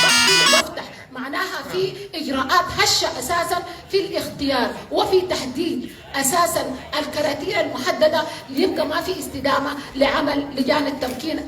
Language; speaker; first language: Arabic; native; Arabic